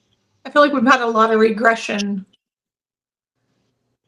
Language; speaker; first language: English; native; English